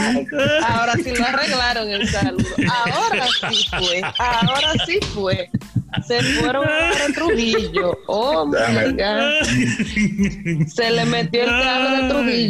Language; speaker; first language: Spanish; native; Spanish